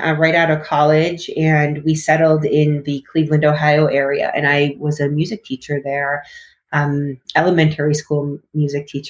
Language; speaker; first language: English; native; English